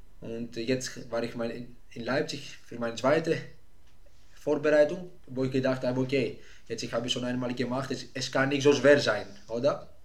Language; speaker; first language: German; non-native, fluent; Greek